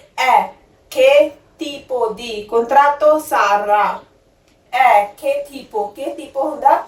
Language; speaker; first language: Italian; non-native, learner; Punjabi